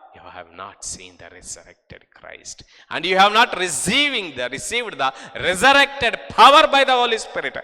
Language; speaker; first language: English; non-native, local second language; Telugu